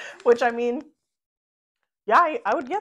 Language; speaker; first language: English; native; English